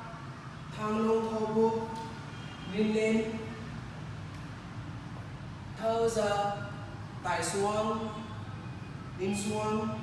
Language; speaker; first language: Vietnamese; non-native, learner; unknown